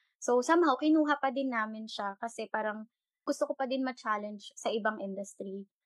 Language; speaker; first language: Filipino; non-native, local second language; Hiligaynon